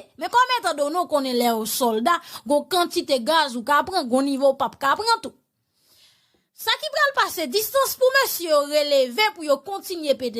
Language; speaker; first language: Haitian Creole; native; Haitian Creole